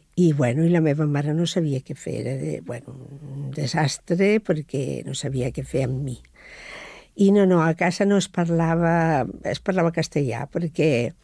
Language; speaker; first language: Catalan; non-native, local second language; Spanish